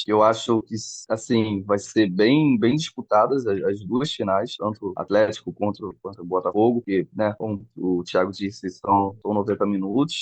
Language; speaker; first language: Portuguese; native; Portuguese